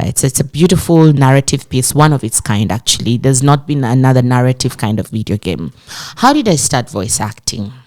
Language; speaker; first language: English; non-native, local second language; Swahili